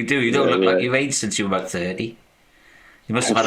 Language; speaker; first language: English; native; English